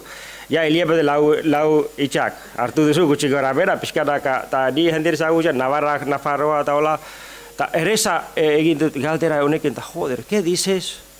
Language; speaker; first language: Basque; non-native, learner; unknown